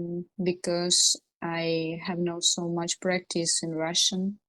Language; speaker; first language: English; non-native, learner; Russian